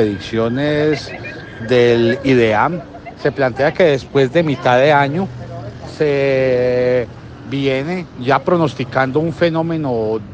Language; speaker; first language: Spanish; native; Spanish